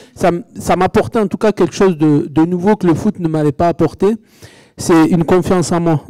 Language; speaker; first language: French; native; French